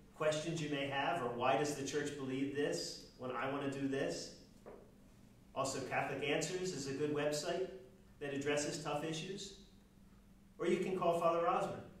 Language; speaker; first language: English; native; English